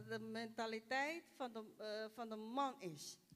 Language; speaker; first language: Dutch; non-native, local second language; Papiamento